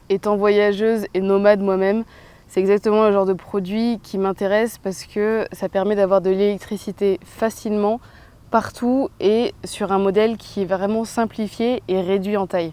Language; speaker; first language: French; native; French